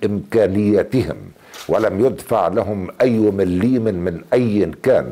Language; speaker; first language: Arabic; native; Arabic